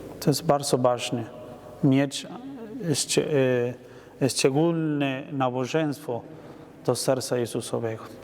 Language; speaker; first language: Polish; non-native, learner; Spanish